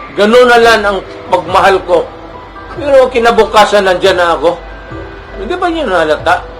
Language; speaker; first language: Filipino; non-native, local second language; Cebuano